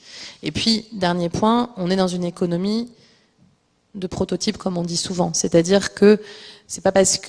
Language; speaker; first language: French; native; French